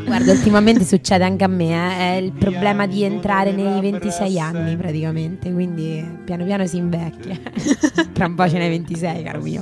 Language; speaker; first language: Italian; native; Italian